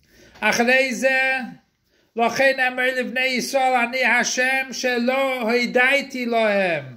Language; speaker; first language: Hebrew; non-native, fluent; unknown